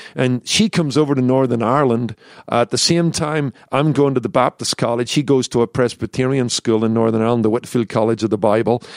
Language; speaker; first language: English; native; English